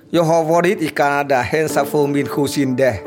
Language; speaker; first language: Swedish; non-native, learner; Vietnamese